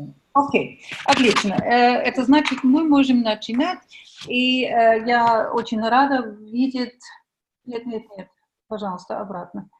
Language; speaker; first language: Russian; non-native, fluent; German